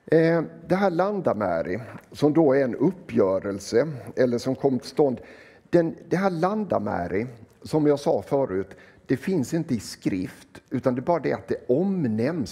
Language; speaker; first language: Swedish; native; Swedish